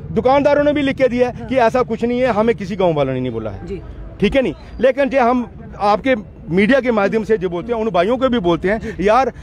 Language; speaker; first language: Hindi; native; Hindi